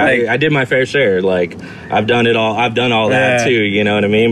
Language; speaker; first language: English; native; English